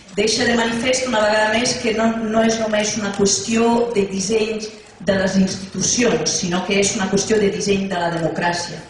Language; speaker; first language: Catalan; non-native, fluent; Italian